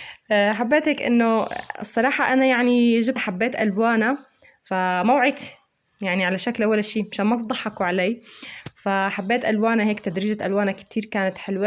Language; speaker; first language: Arabic; native; Arabic